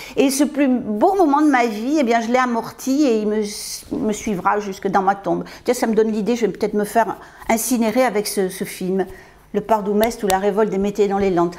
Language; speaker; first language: French; native; French